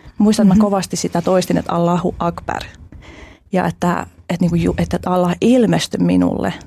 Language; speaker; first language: Finnish; early bilingual, other home language; Albanian